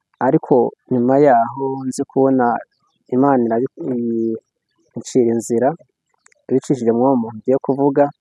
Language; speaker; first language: Kinyarwanda; early bilingual, heritage; Kinyarwanda